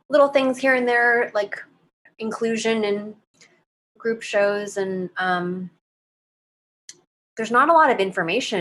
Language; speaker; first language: English; native; English